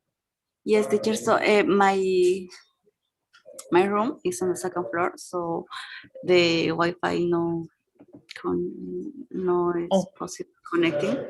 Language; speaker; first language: English; non-native, learner; Spanish